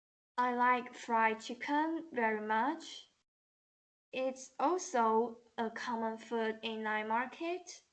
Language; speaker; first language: English; non-native, learner; Chinese